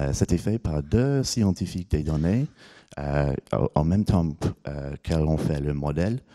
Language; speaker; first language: French; non-native, fluent; English